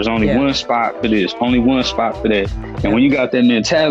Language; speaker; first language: English; native; English